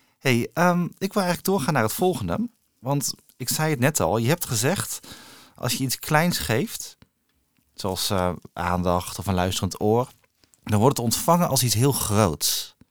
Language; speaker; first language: Dutch; native; Dutch